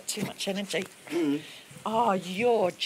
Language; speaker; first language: English; native; English